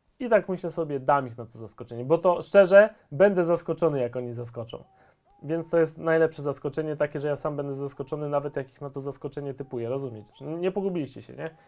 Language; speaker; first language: Polish; native; Polish